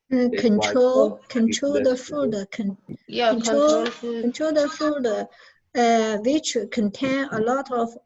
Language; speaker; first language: English; non-native, learner; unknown